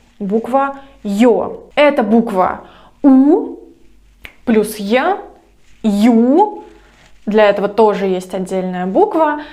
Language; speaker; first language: Russian; native; Russian